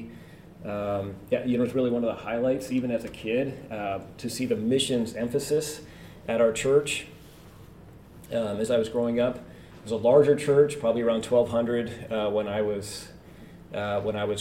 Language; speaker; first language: English; native; English